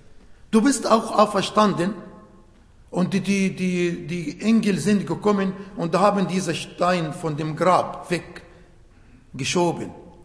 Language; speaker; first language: German; non-native, fluent; Arabic